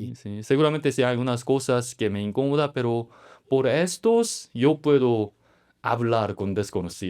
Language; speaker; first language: Spanish; non-native, learner; Korean